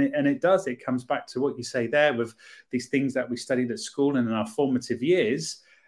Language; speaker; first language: English; native; English